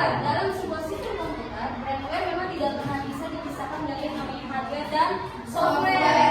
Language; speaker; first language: Indonesian; native; Indonesian